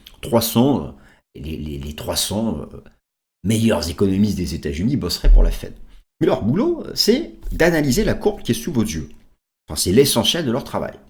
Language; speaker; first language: French; native; French